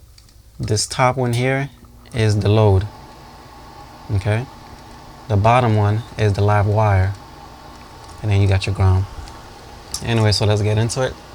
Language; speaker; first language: English; native; English